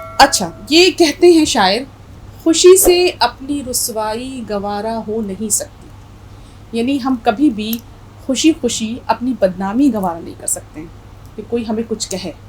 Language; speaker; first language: Urdu; native; Urdu